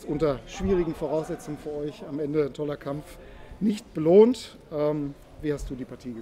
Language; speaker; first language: German; native; German